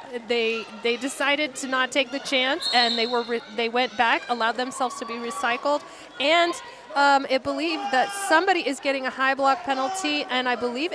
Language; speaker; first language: English; native; English